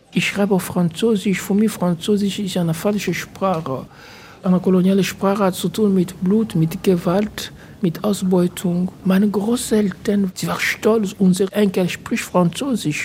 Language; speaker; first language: German; non-native, fluent; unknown